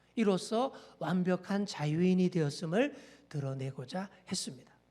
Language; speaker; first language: Korean; native; Korean